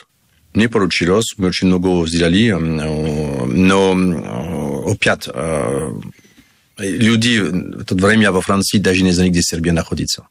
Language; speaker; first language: Russian; non-native, learner; French